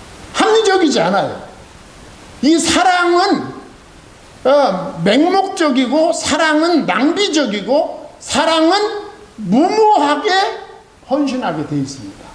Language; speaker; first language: Korean; native; Korean